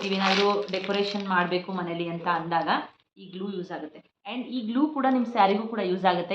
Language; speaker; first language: Kannada; native; Kannada